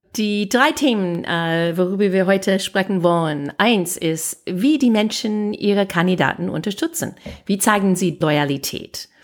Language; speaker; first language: German; non-native, fluent; English